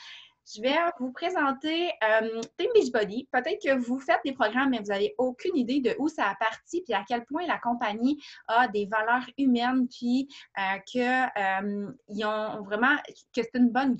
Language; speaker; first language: French; native; French